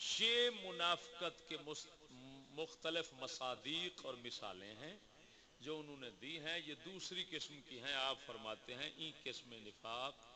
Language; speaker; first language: Urdu; non-native, local second language; Punjabi